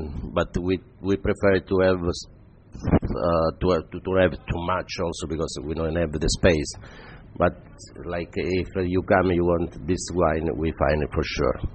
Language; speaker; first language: English; non-native, fluent; Italian